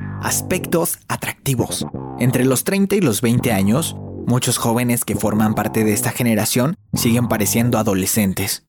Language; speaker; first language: Spanish; native; Spanish